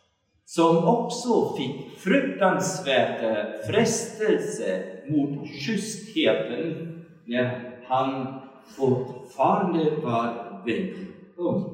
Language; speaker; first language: Swedish; non-native, fluent; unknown